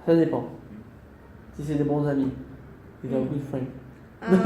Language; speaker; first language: French; non-native, fluent; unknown